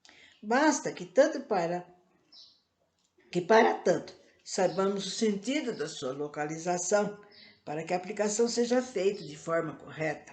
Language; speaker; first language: Portuguese; native; Portuguese